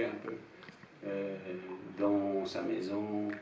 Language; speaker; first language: French; non-native, fluent; English